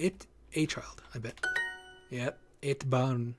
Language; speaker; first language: Swedish; non-native, learner; English